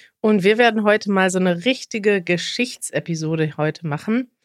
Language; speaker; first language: German; native; German